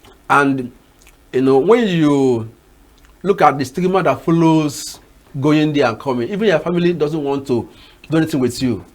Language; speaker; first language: English; non-native, local second language; Igbo